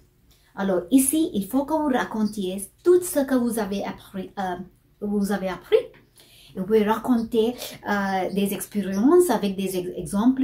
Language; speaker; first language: French; non-native, fluent; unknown